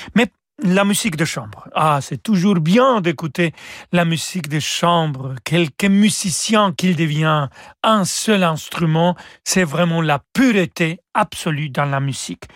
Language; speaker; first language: French; non-native, fluent; Spanish